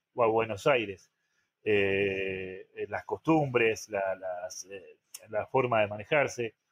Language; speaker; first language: Spanish; native; Spanish